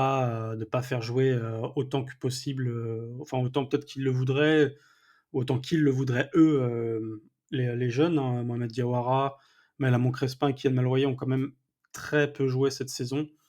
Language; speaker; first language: French; native; French